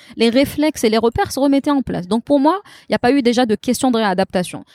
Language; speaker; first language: French; non-native, local second language; Kabyle